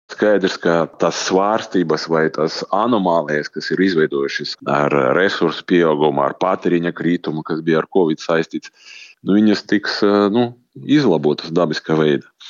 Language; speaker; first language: Latvian; non-native, local second language; Russian